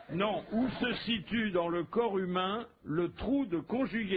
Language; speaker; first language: French; native; French